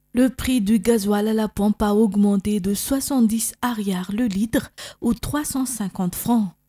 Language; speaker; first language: French; non-native, local second language; Malagasy